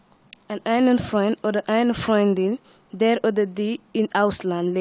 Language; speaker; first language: German; non-native, learner; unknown